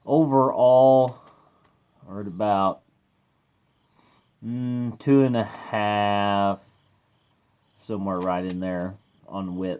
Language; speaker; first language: English; native; English